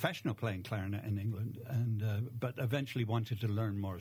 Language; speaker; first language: English; native; English